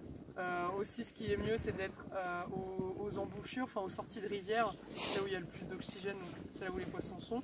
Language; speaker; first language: French; native; French